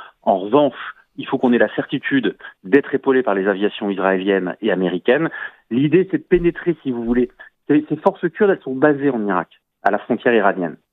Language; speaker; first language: French; native; French